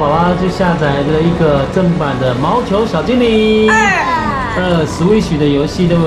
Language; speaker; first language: Chinese; native; Chinese